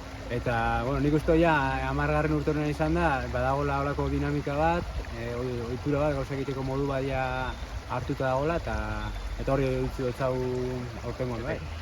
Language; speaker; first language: Basque; native; Basque